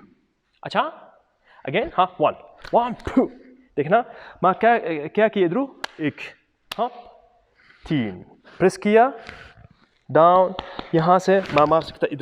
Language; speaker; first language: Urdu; non-native, learner; Arabic